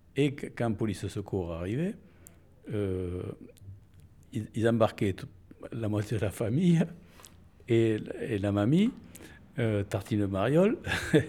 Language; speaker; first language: French; native; French